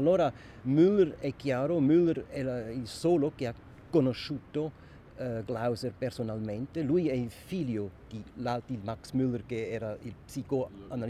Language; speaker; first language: Italian; non-native, local second language; German